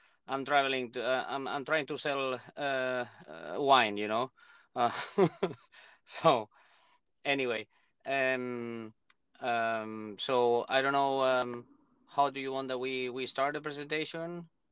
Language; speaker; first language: English; non-native, fluent; Spanish